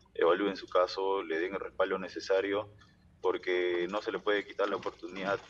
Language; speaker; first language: Spanish; native; Spanish